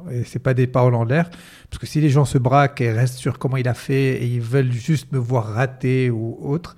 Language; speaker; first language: French; non-native, local second language; Arabic